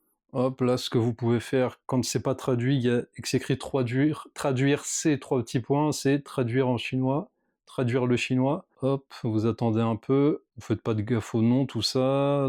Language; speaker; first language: French; native; French